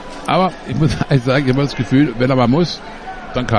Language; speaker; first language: German; native; German